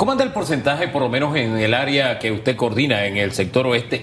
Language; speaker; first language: Spanish; native; Spanish